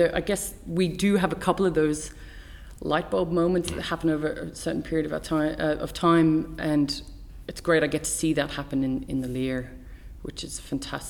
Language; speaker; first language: English; native; English